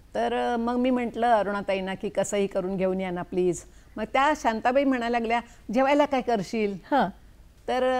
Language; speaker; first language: Marathi; non-native, local second language; Kannada